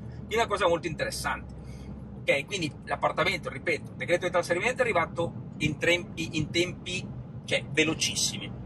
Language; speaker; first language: Italian; non-native, fluent; Spanish